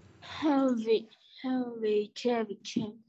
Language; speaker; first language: English; non-native, learner; Vietnamese